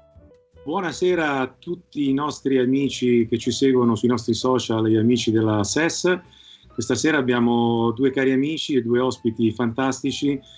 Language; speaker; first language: Italian; native; Italian